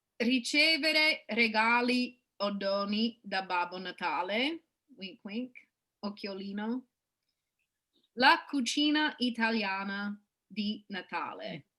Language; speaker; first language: Italian; non-native, fluent; English